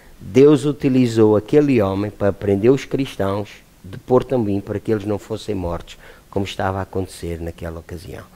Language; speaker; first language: Portuguese; native; Portuguese